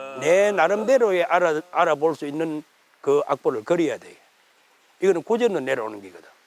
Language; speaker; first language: Korean; native; Korean